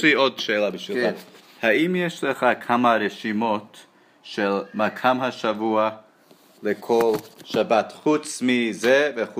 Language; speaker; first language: Hebrew; non-native, learner; English